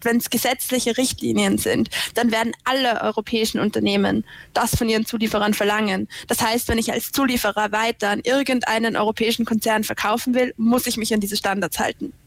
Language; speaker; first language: German; native; German